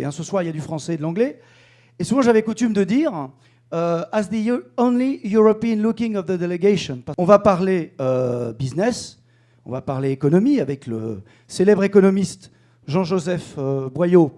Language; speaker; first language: French; native; French